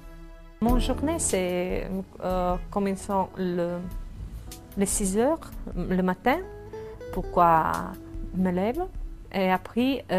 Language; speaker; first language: French; non-native, learner; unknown